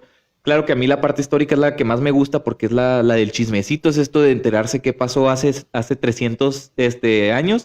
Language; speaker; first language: Spanish; native; Spanish